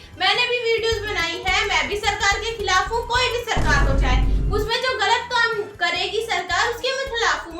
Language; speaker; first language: Hindi; native; Hindi